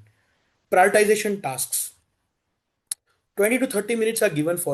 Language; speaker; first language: English; non-native, local second language; Hindi